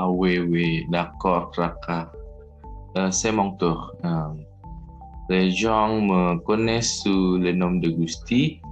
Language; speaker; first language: French; non-native, learner; Indonesian